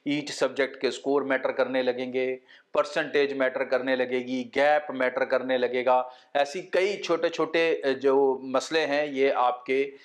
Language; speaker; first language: Hindi; non-native, local second language; Punjabi